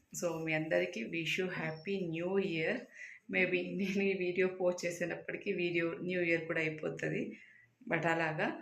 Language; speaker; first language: Telugu; native; Telugu